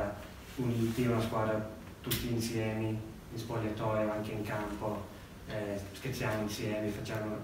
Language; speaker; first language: Italian; non-native, learner; English